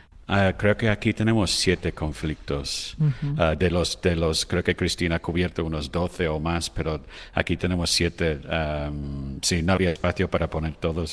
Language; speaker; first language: Spanish; non-native, fluent; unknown